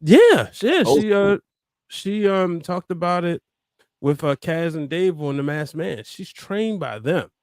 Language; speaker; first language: English; native; English